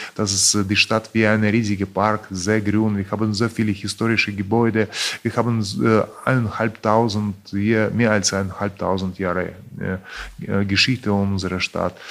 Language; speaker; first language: German; non-native, fluent; Russian